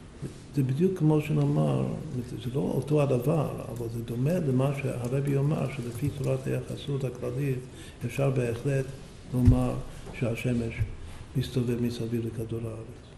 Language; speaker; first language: Hebrew; non-native, fluent; English